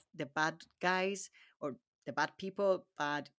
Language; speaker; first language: English; non-native, fluent; Spanish